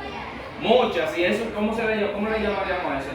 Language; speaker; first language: Spanish; native; Spanish